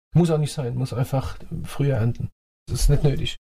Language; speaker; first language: German; native; German